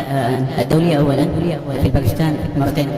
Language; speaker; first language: Arabic; non-native, learner; Urdu